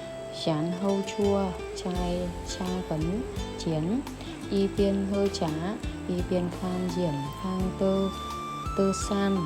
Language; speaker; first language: Chinese; non-native, learner; Vietnamese